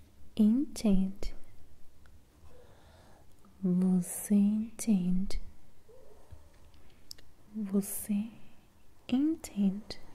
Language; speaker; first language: Portuguese; non-native, learner; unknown